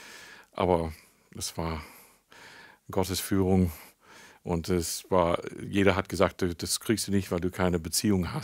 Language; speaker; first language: German; non-native, fluent; English